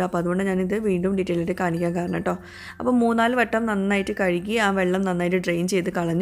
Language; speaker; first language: Malayalam; native; Malayalam